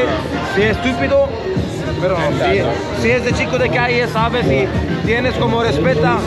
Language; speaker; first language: Spanish; non-native, learner; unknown